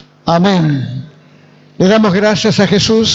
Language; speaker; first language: Spanish; native; Spanish